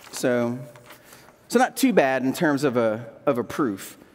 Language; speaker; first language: English; native; English